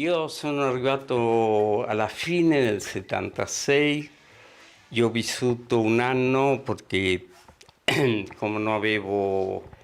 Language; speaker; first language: Italian; non-native, fluent; Spanish